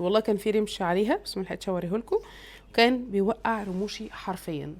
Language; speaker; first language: Arabic; native; Arabic